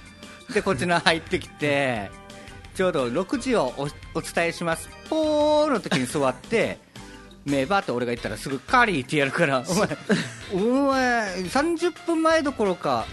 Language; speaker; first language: Japanese; native; Japanese